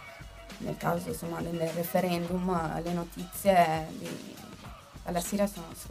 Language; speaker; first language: Italian; native; Italian